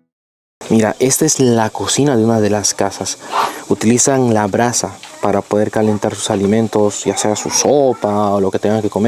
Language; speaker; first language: Spanish; native; Spanish